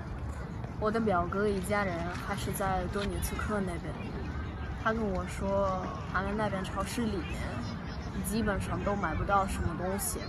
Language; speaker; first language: Chinese; non-native, fluent; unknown